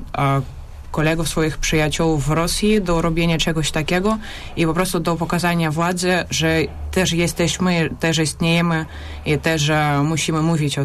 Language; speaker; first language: Polish; non-native, learner; Russian